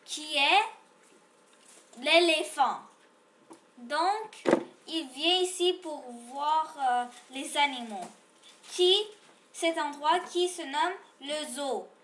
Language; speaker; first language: French; non-native, local second language; English